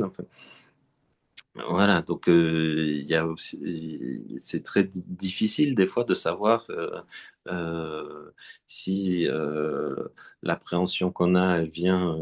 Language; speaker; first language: French; native; French